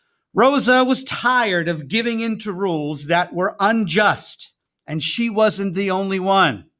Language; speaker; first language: English; native; English